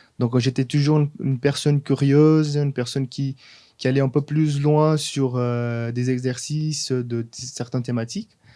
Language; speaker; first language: French; non-native, fluent; Portuguese